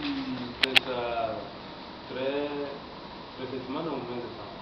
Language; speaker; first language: Italian; non-native, learner; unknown